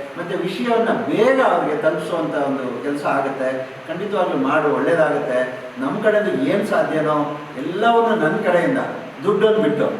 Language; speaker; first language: Kannada; native; Kannada